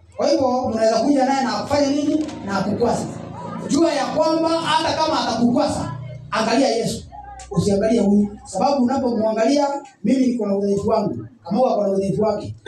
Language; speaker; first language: Swahili; non-native, local second language; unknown